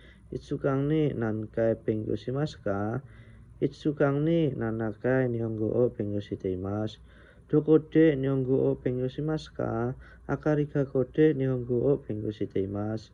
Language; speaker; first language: Japanese; non-native, learner; Indonesian